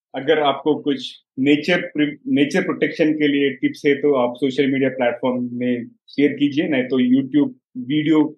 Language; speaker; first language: Hindi; non-native, local second language; Telugu